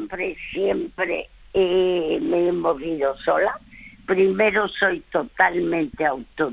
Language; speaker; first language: Spanish; early bilingual, other home language; French